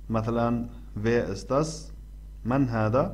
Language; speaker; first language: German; non-native, fluent; Arabic